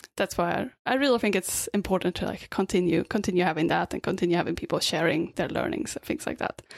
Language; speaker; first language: English; non-native, fluent; Swedish